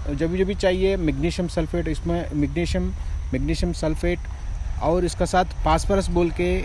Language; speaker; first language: Hindi; non-native, local second language; Telugu